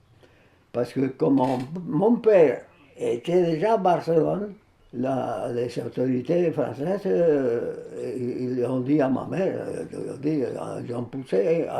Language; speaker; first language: French; non-native, fluent; Spanish